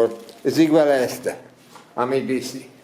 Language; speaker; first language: Spanish; non-native, learner; English